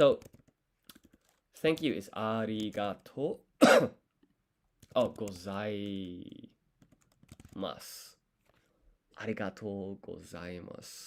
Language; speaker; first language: Japanese; non-native, learner; English